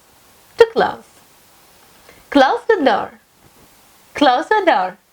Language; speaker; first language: English; non-native, fluent; Russian